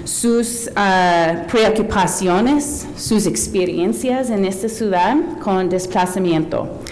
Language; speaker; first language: Spanish; non-native, learner; English